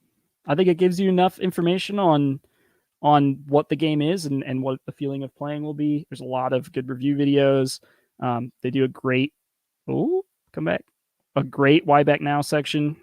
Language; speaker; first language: English; native; English